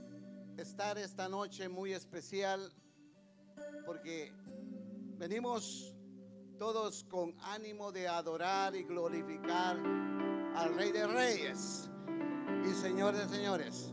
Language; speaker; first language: Spanish; native; Spanish